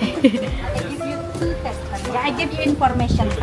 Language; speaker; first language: English; non-native, learner; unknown